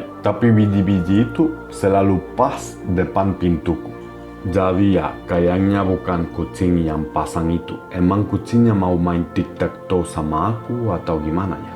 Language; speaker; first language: Indonesian; non-native, fluent; Spanish